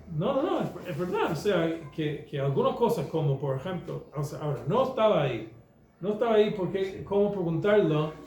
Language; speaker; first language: Spanish; non-native, fluent; English